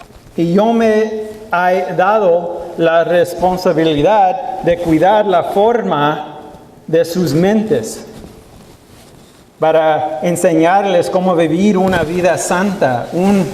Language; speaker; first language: Spanish; non-native, learner; English